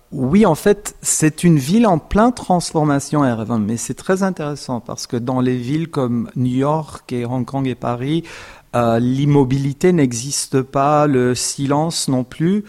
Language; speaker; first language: French; non-native, fluent; Armenian